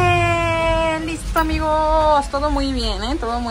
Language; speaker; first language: Spanish; native; Spanish